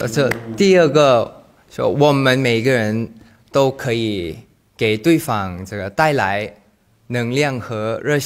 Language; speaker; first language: Chinese; non-native, learner; Thai